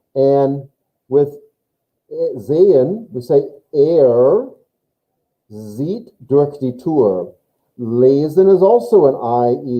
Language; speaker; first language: German; non-native, fluent; English